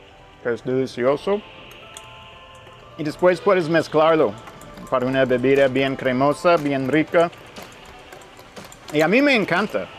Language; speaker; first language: Spanish; non-native, fluent; English